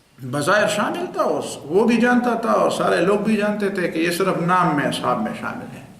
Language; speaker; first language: Urdu; non-native, local second language; Pashto